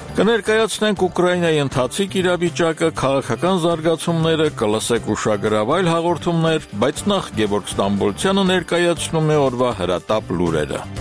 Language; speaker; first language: Armenian; native; Armenian